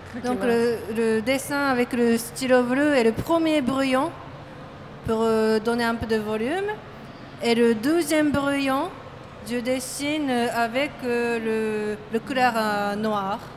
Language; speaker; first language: French; non-native, learner; Japanese